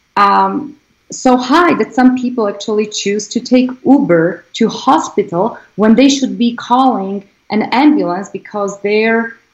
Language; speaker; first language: English; non-native, fluent; Slovak